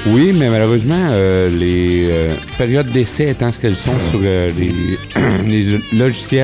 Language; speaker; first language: French; native; French